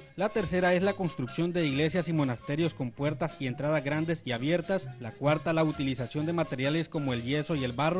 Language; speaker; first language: Spanish; native; Spanish